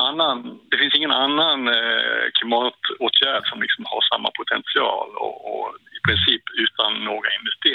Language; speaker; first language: Swedish; native; Swedish